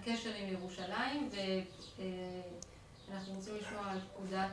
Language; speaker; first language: Hebrew; native; Hebrew